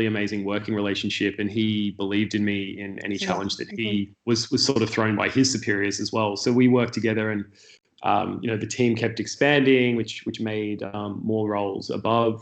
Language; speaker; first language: English; native; English